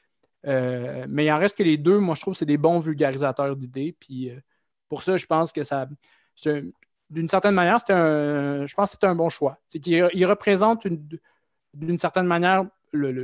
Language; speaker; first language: French; native; French